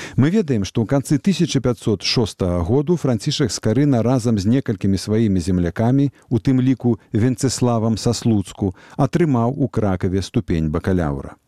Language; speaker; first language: Belarusian; native; Belarusian